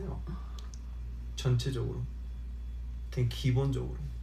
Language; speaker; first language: Korean; early bilingual, heritage; Korean